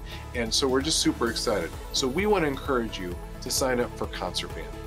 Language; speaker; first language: English; native; English